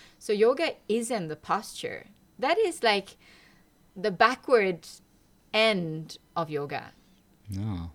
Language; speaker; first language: English; non-native, local second language; Malay